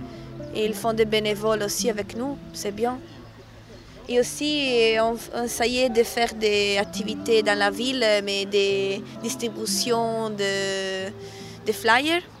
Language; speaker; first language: French; non-native, learner; Italian